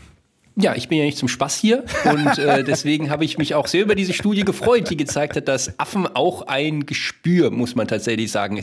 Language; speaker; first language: German; native; German